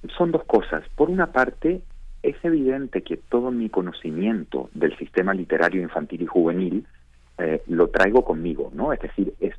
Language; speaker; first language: Spanish; native; Spanish